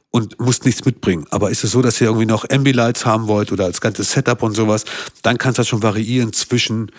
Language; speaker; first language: German; early bilingual, other home language; Albanian